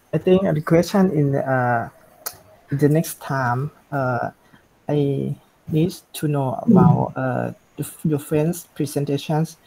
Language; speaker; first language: English; non-native, learner; Thai